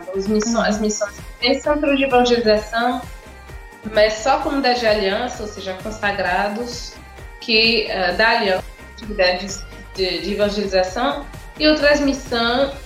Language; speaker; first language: Portuguese; non-native, fluent; English